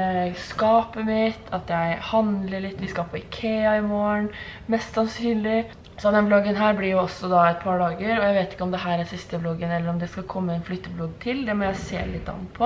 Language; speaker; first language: Norwegian; native; Norwegian